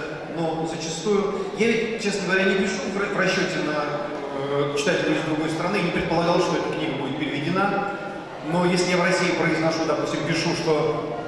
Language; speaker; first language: Russian; native; Russian